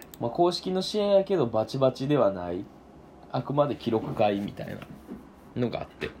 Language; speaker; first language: Japanese; native; Japanese